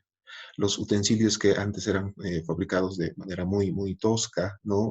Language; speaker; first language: Spanish; native; Spanish